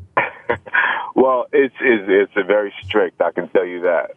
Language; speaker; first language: English; native; English